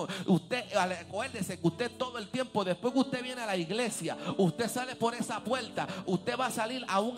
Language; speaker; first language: Spanish; native; Spanish